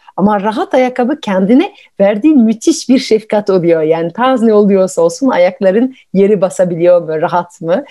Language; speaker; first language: Turkish; non-native, fluent; French